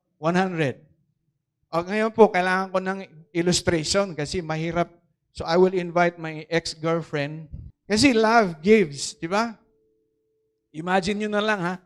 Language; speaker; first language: Filipino; non-native, local second language; Cebuano